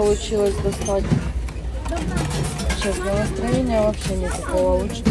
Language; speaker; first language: Russian; non-native, local second language; Ukrainian